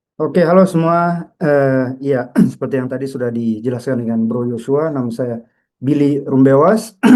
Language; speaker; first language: Indonesian; native; Indonesian